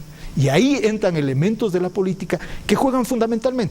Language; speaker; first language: Spanish; native; Spanish